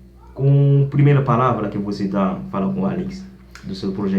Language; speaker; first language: Portuguese; non-native, learner; Haitian Creole